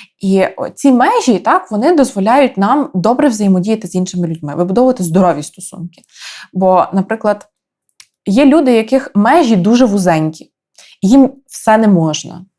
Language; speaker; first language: Ukrainian; native; Ukrainian